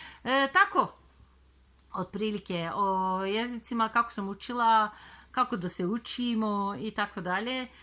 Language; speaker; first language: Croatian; non-native, fluent; Turkish